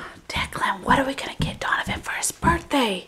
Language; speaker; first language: English; native; English